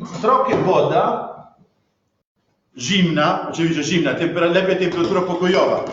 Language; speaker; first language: Polish; non-native, learner; Italian